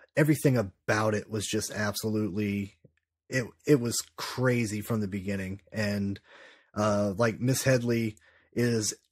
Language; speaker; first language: English; native; English